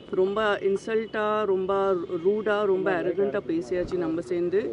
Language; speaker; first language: Tamil; non-native, local second language; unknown